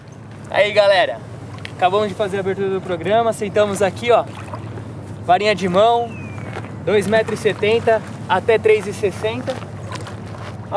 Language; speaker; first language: Portuguese; native; Portuguese